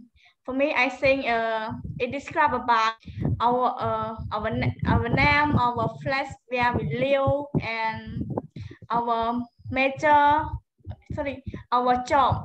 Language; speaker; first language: English; non-native, learner; Khmer